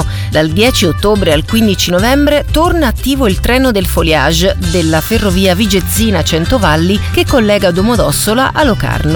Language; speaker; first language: Italian; native; Italian